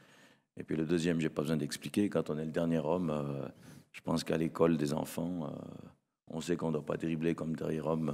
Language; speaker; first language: French; native; French